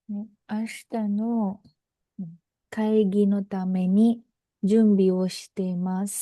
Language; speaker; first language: Japanese; non-native, learner; Filipino